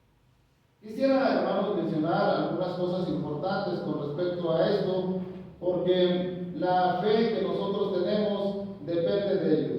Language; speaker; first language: Spanish; native; Spanish